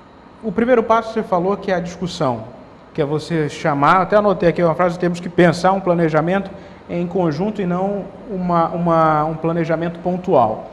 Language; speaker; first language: Portuguese; native; Portuguese